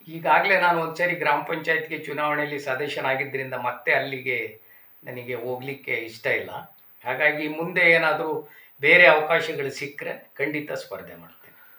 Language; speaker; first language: Kannada; native; Kannada